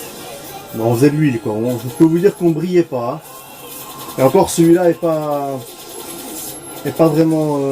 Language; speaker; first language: French; native; French